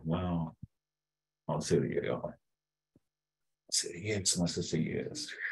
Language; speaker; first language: English; native; English